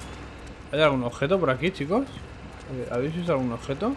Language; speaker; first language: Spanish; native; Spanish